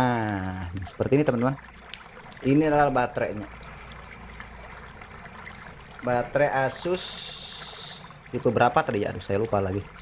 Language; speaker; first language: Indonesian; non-native, local second language; Sundanese